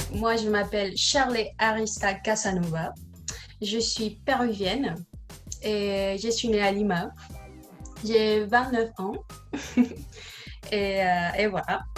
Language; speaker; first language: French; non-native, learner; Spanish